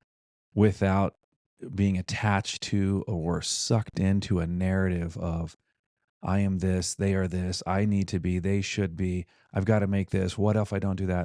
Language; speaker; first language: English; native; English